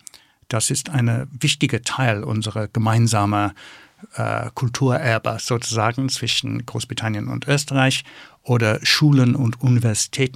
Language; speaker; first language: German; non-native, fluent; English